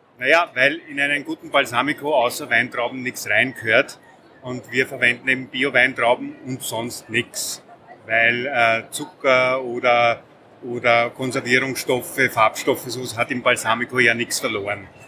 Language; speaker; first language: German; native; German